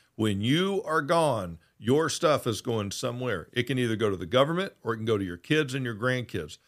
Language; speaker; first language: English; native; English